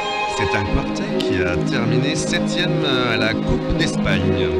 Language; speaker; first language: French; native; French